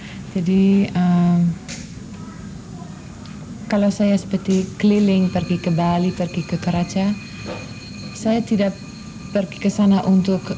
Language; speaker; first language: Indonesian; non-native, fluent; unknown